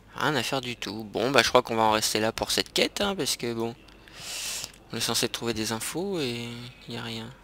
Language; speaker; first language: French; native; French